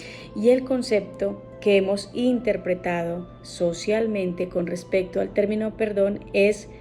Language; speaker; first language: Spanish; native; Spanish